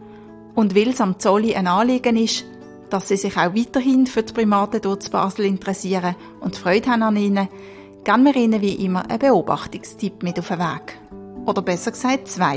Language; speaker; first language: German; native; German